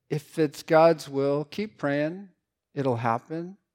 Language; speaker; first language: English; early bilingual, other home language; Korean